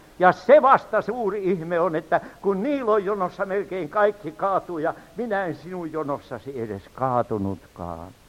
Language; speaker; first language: Finnish; native; Finnish